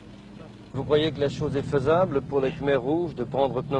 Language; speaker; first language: French; native; French